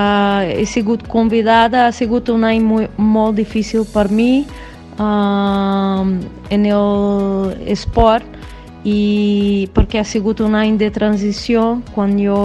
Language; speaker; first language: Catalan; non-native, fluent; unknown